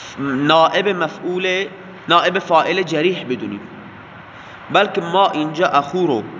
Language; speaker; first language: Persian; non-native, local second language; Baluchi